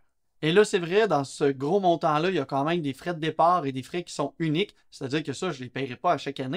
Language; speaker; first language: French; native; French